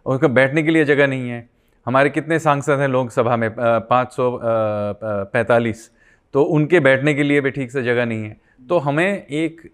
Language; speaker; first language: Hindi; non-native, local second language; Bangla